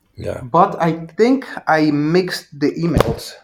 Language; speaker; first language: English; non-native, fluent; Polish